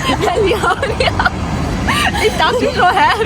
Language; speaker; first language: German; native; German